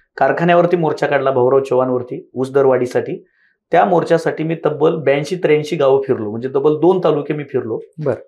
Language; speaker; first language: Marathi; native; Marathi